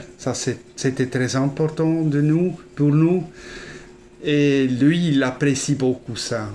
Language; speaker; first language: French; non-native, fluent; German